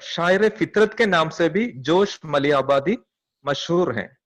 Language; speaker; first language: Hindi; non-native, local second language; Malayalam